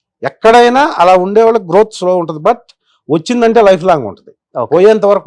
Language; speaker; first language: Telugu; native; Telugu